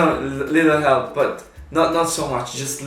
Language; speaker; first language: English; non-native, fluent; Italian